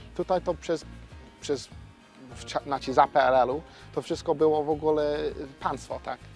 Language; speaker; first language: Polish; non-native, fluent; English